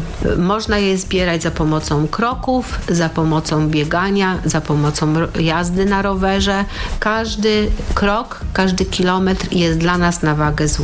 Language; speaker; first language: Polish; native; Polish